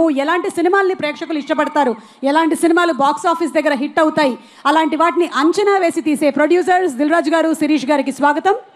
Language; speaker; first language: Telugu; native; Telugu